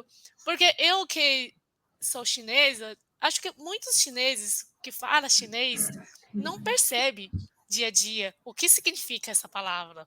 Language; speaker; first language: Portuguese; non-native, fluent; Chinese